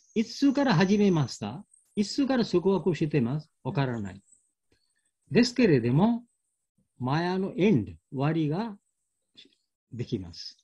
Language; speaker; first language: Japanese; non-native, learner; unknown